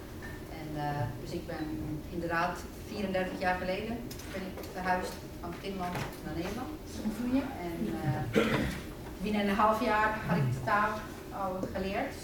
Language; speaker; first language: Dutch; non-native, fluent; Finnish